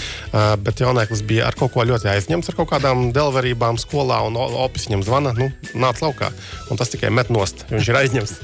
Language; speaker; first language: Latvian; native; Latvian